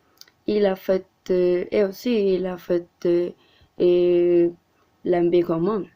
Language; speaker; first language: French; non-native, learner; Spanish